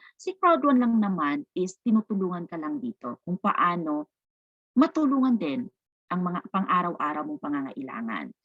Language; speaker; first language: Filipino; non-native, local second language; Cebuano